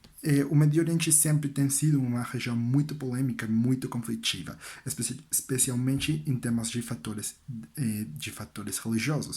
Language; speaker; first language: Portuguese; non-native, learner; Spanish